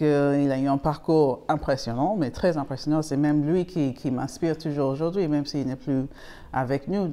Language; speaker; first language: French; non-native, fluent; English